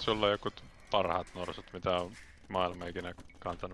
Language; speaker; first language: Finnish; native; Finnish